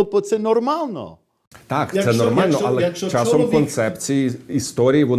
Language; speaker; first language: Ukrainian; non-native, fluent; English